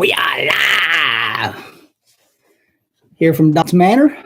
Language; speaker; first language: English; native; English